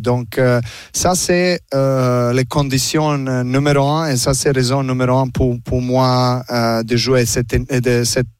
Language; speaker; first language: French; non-native, learner; Serbian